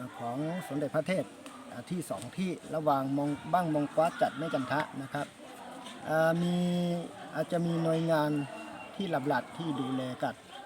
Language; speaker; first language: Thai; non-native, local second language; S'gaw Karen